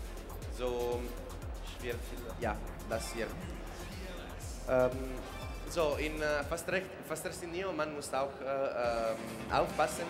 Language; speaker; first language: German; non-native, fluent; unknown